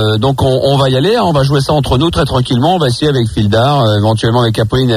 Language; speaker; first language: French; native; French